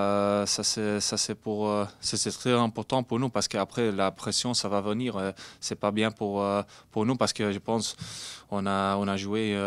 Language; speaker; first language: French; non-native, learner; Dutch